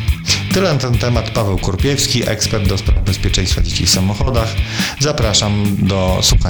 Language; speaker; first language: Polish; native; Polish